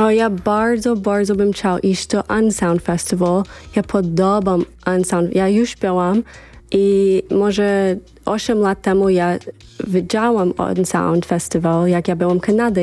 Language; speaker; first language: Polish; early bilingual, heritage; English